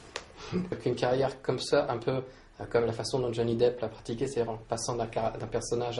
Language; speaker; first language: French; native; French